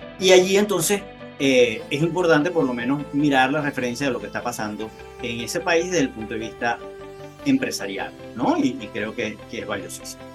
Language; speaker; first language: Spanish; native; Spanish